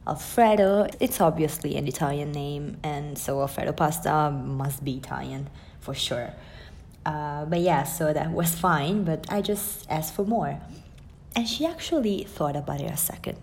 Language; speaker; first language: English; non-native, fluent; Italian